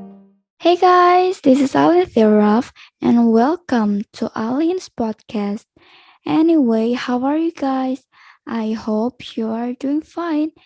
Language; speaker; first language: English; non-native, learner; Indonesian